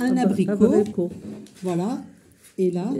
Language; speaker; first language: French; native; French